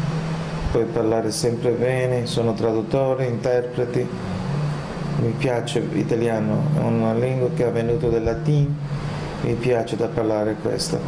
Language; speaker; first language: Italian; non-native, learner; Portuguese